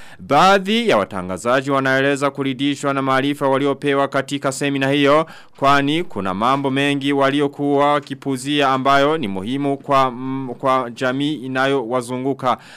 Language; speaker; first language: Swahili; non-native, local second language; Rundi